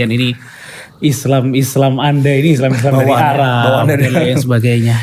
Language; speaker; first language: Indonesian; native; Indonesian